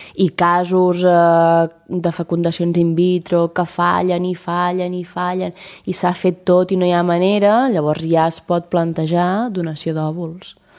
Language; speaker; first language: Catalan; native; Catalan